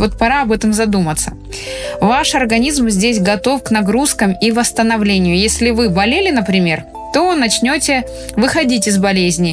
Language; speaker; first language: Russian; native; Russian